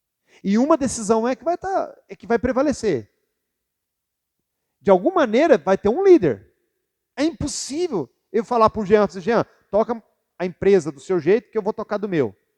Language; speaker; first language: Portuguese; native; Portuguese